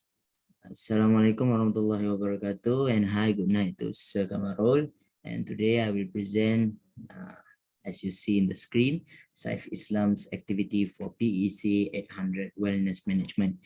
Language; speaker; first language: English; non-native, local second language; Malay